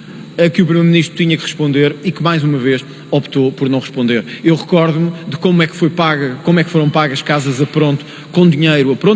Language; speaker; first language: Portuguese; native; Portuguese